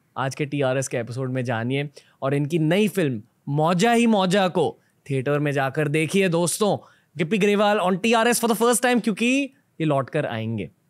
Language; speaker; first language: Hindi; native; Hindi